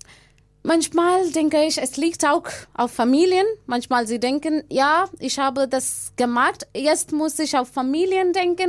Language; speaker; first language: German; non-native, learner; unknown